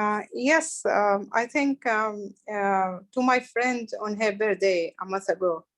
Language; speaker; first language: English; non-native, learner; Arabic